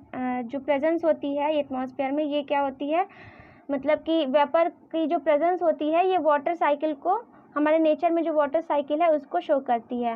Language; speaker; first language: Hindi; native; Hindi